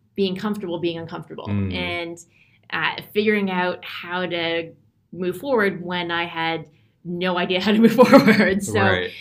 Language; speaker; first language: English; native; English